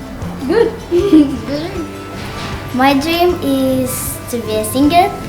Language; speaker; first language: English; non-native, learner; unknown